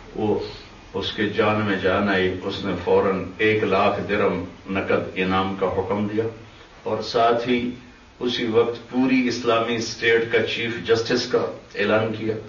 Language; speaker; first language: Urdu; non-native, local second language; Punjabi